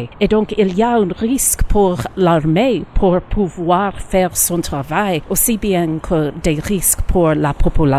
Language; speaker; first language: French; non-native, learner; English